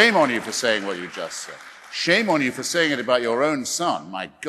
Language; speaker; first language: English; native; English